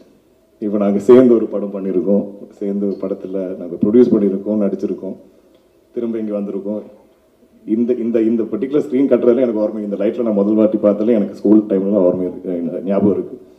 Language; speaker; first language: Tamil; non-native, local second language; Malayalam